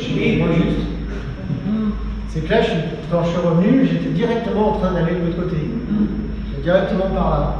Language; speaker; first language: French; native; French